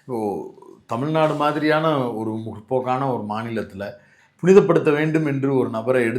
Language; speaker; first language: Tamil; native; Tamil